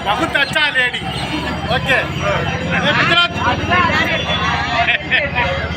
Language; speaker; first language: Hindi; non-native, local second language; Tamil